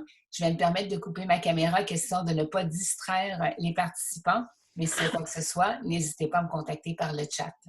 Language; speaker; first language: French; native; French